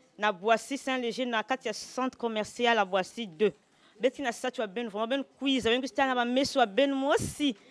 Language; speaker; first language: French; non-native, local second language; Lingala